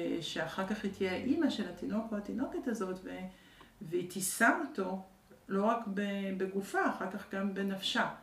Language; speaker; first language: Hebrew; early bilingual, other home language; French